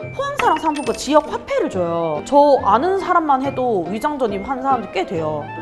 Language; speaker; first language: Korean; native; Korean